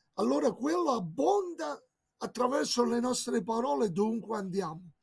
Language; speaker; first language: Italian; native; Italian